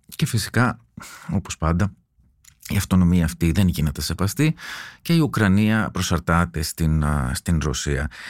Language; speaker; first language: Greek; native; Greek